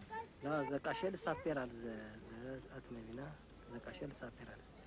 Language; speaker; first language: Hebrew; non-native, learner; Amharic